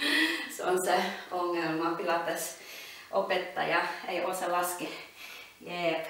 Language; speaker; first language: Finnish; non-native, learner; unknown